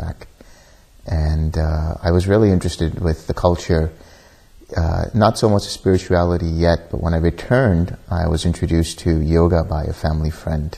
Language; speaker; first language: English; native; English